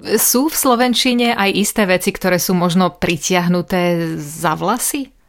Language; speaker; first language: Slovak; native; Slovak